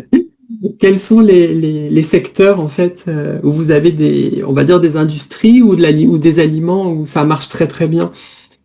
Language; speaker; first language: French; native; French